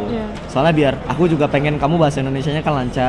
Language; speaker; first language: Indonesian; native; Indonesian